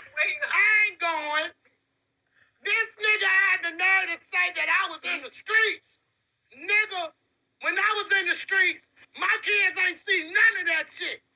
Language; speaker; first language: English; native; English